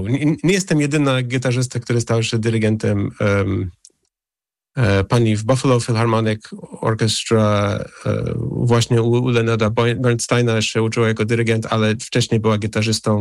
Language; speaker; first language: Polish; early bilingual, heritage; English